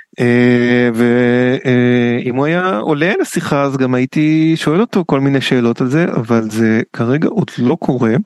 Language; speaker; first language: Hebrew; native; Hebrew